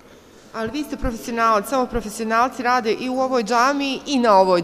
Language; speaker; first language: Croatian; native; Croatian